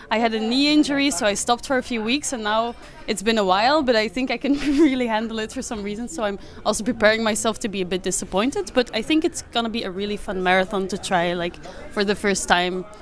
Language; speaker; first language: English; non-native, fluent; Dutch